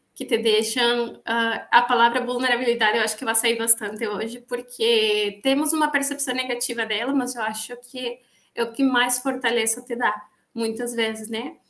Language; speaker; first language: Portuguese; non-native, fluent; Spanish